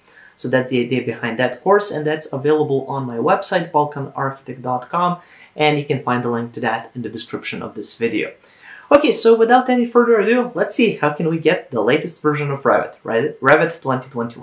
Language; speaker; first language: English; non-native, fluent; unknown